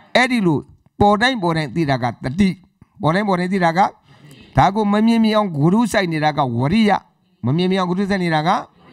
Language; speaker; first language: Burmese; native; Burmese